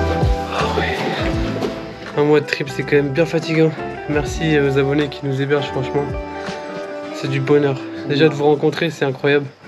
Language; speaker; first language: French; native; French